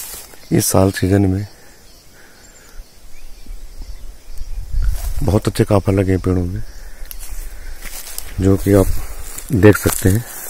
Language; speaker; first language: Hindi; native; Hindi